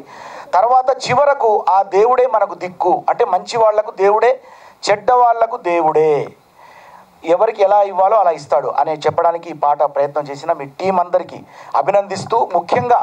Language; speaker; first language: Telugu; native; Telugu